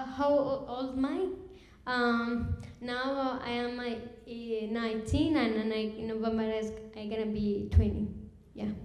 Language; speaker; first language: English; non-native, learner; Kurdish